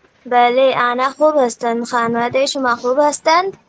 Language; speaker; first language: Persian; non-native, learner; Urdu